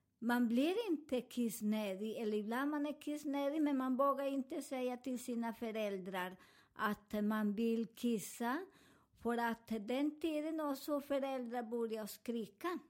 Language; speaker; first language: Swedish; non-native, fluent; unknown